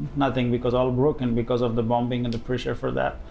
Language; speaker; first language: English; non-native, fluent; Persian